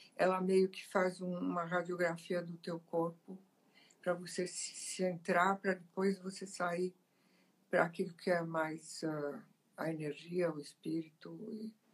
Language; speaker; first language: Portuguese; early bilingual, other home language; Italian